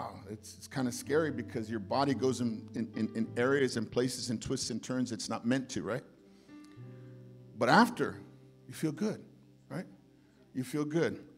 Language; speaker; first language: English; early bilingual, other home language; Spanish